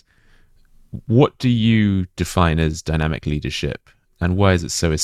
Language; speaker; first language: English; native; English